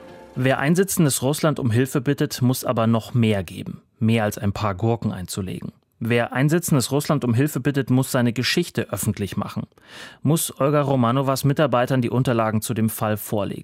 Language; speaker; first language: German; native; German